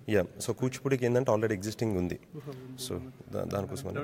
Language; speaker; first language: Telugu; native; Telugu